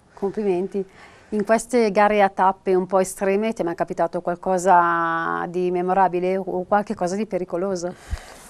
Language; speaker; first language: Italian; native; Italian